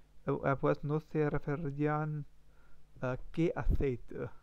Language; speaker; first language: Spanish; non-native, learner; German